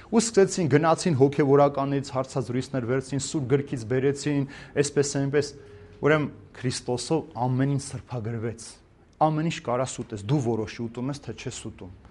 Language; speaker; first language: Armenian; native; Armenian